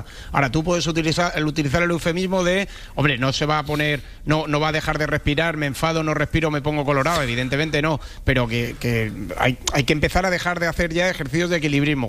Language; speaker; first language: Spanish; native; Spanish